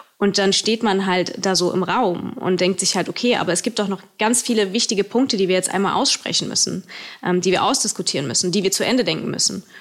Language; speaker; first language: German; early bilingual, other home language; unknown